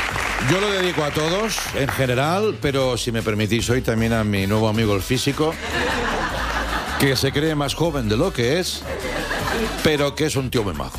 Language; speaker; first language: Spanish; native; Spanish